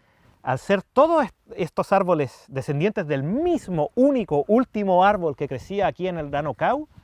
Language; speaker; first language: Spanish; native; Spanish